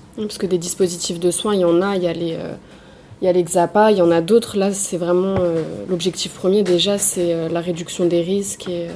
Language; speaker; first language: French; native; French